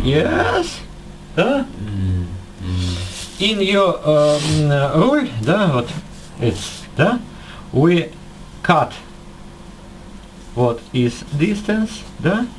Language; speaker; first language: English; non-native, learner; Russian